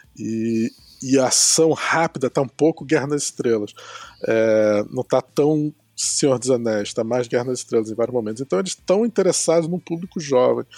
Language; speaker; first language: Portuguese; native; Portuguese